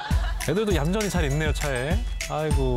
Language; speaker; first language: Korean; native; Korean